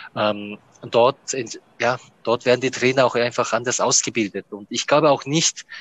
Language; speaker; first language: German; non-native, fluent; Japanese